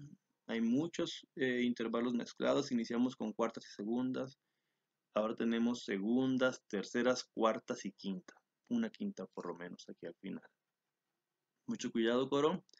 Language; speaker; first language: Spanish; native; Spanish